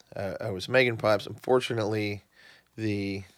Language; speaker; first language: English; native; English